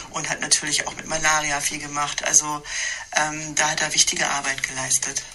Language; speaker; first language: German; non-native, fluent; English